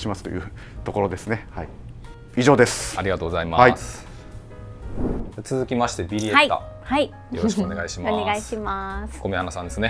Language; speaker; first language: Japanese; native; Japanese